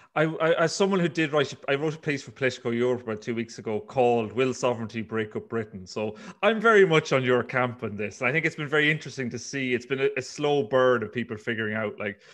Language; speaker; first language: English; native; English